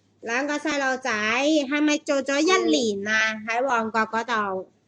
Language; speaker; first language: Chinese; native; Chinese